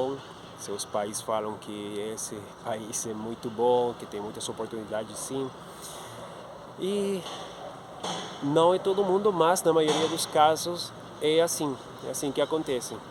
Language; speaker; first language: Portuguese; non-native, fluent; Spanish